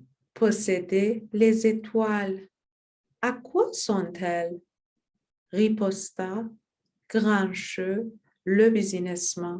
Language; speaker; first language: French; non-native, learner; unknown